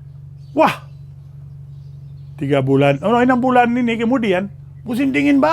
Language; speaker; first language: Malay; non-native, fluent; French